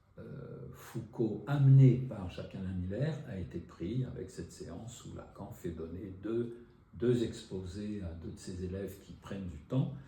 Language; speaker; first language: French; native; French